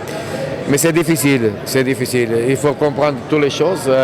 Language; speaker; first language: French; non-native, fluent; Portuguese